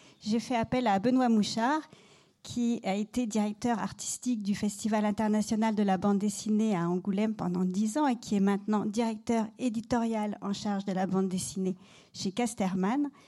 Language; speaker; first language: French; native; French